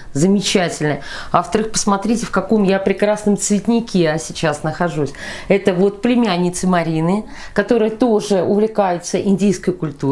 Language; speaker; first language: Russian; native; Russian